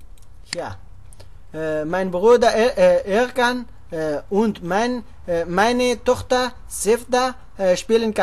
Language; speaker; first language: German; non-native, fluent; Pashto